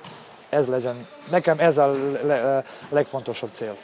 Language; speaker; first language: Hungarian; non-native, learner; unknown